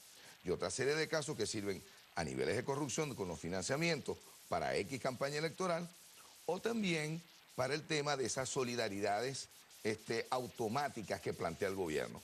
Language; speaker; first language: Spanish; native; Spanish